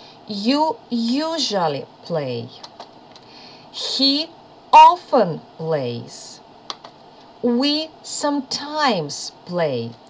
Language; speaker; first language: English; non-native, fluent; Ukrainian